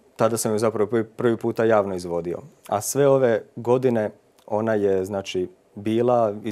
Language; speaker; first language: Croatian; native; Croatian